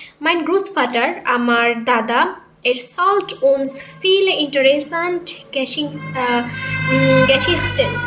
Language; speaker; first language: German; non-native, fluent; Bangla